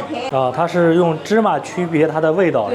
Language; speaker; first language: Chinese; native; Chinese